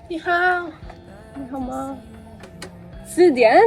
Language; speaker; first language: Chinese; non-native, learner; Filipino